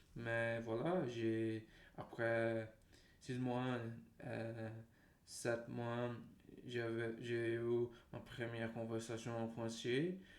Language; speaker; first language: French; non-native, learner; Portuguese